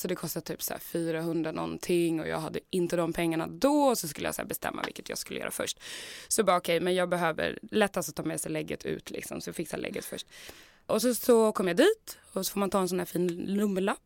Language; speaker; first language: Swedish; native; Swedish